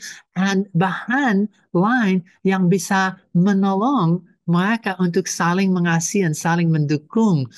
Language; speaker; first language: Indonesian; non-native, fluent; English